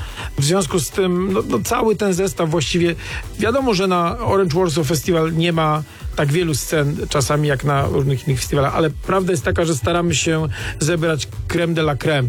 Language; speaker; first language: Polish; native; Polish